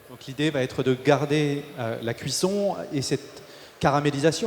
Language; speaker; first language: French; native; French